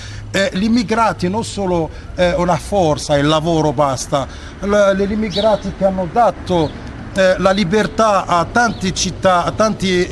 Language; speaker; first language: Italian; non-native, fluent; Arabic